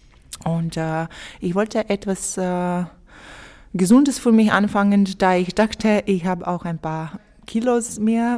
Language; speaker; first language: German; non-native, fluent; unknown